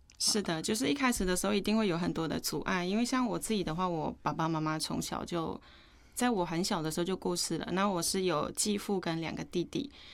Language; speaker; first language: Chinese; non-native, fluent; Thai